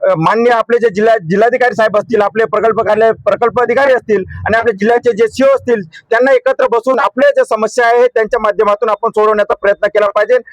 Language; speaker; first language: Marathi; non-native, local second language; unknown